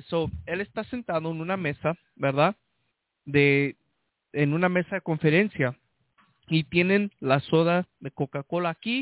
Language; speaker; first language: Spanish; early bilingual, heritage; Spanish